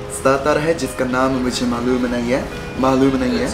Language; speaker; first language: Hindi; non-native, fluent; Japanese